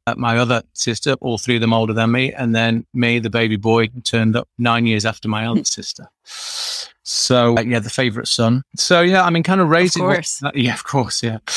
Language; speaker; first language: English; native; English